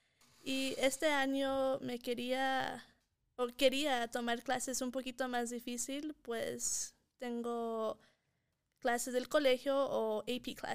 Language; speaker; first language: Spanish; early bilingual, heritage; Spanish